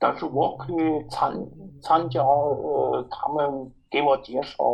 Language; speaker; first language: Chinese; non-native, learner; German